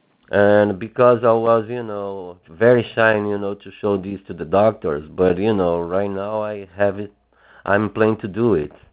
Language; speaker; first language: English; non-native, fluent; Portuguese